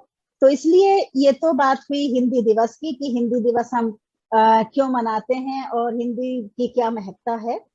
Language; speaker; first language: Hindi; native; Hindi